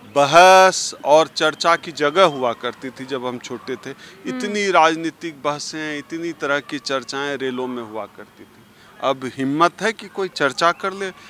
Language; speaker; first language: Hindi; native; Hindi